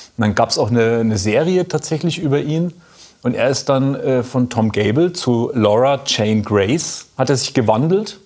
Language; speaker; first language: German; native; German